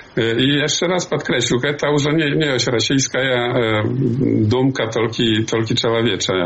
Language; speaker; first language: Polish; non-native, learner; Belarusian